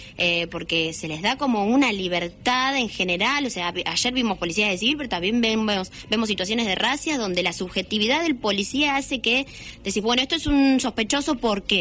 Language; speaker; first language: Spanish; native; Spanish